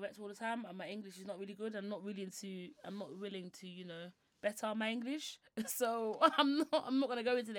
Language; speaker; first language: English; non-native, local second language; Yoruba